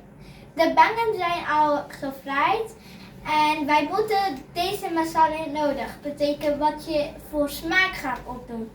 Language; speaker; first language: Dutch; early bilingual, other home language; Urdu